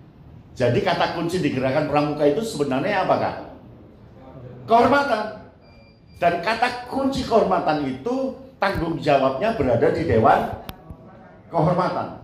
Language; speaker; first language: Indonesian; native; Indonesian